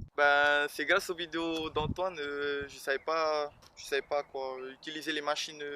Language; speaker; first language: French; native; French